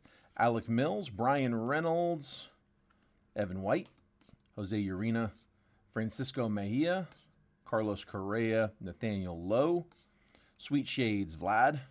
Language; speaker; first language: English; native; English